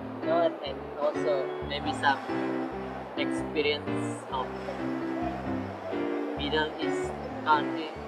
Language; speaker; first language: English; non-native, local second language; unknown